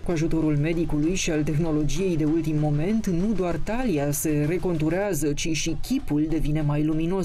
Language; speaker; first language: Romanian; native; Romanian